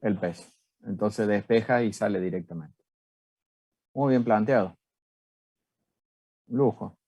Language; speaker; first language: Spanish; native; Spanish